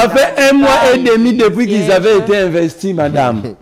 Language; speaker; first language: French; non-native, local second language; Lingala